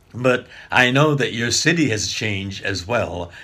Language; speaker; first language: English; native; English